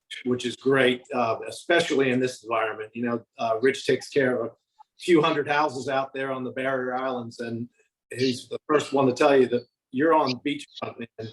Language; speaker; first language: English; native; English